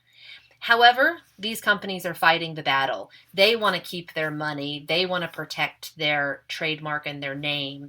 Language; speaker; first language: English; native; English